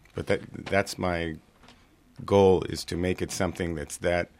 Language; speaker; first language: English; native; English